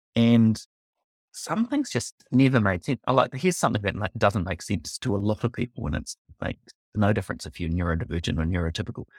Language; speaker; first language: English; native; English